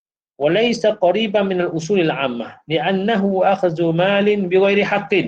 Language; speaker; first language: Arabic; non-native, fluent; Malay